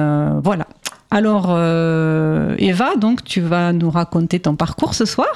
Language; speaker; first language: French; native; French